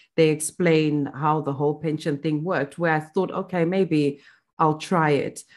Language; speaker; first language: English; non-native, local second language; Shona